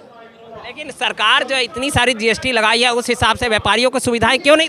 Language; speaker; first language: Hindi; native; Hindi